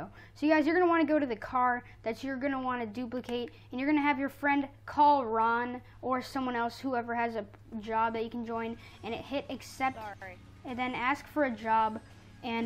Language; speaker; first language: English; native; English